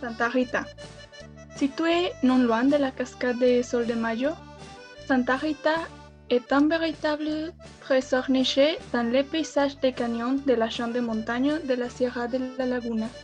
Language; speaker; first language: French; non-native, learner; Spanish